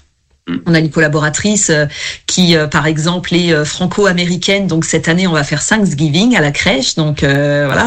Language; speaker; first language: French; native; French